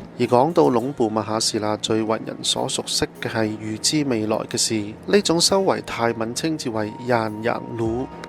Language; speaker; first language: Cantonese; non-native, fluent; Thai